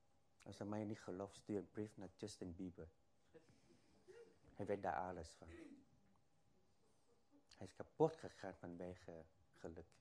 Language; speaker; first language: Dutch; non-native, fluent; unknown